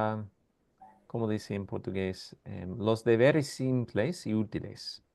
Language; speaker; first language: Spanish; non-native, fluent; English